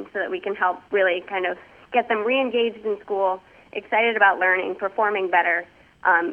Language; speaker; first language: English; native; English